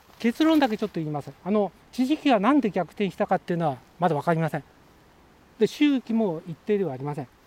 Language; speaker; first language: Japanese; native; Japanese